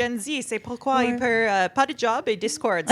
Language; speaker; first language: French; non-native, fluent; English